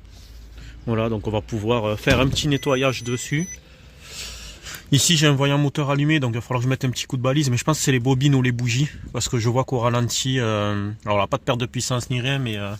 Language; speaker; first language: French; native; French